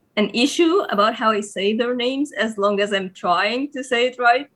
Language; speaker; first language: English; non-native, fluent; Arabic